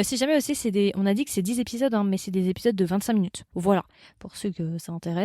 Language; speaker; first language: French; native; French